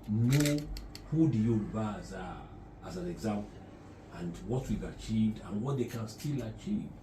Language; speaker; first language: English; non-native, local second language; Yoruba